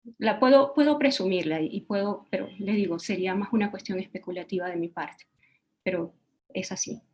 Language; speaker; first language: Spanish; native; Spanish